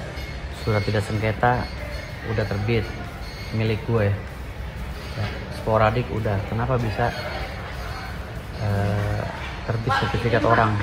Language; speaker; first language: Indonesian; native; Indonesian